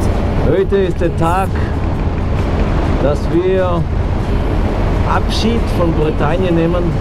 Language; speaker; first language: German; non-native, fluent; French